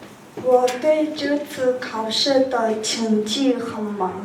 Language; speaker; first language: Chinese; non-native, learner; Mongolian